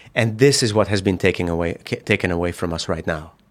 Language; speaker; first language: English; non-native, fluent; Hungarian